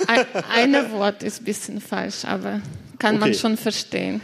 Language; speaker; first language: German; non-native, learner; Ukrainian